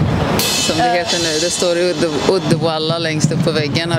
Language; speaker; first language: Swedish; native; Swedish